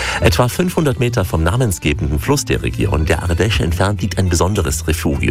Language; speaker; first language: German; native; German